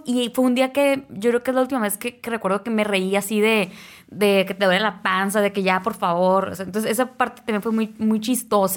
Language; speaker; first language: Spanish; native; Spanish